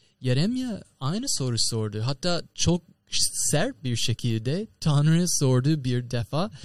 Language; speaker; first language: Turkish; non-native, fluent; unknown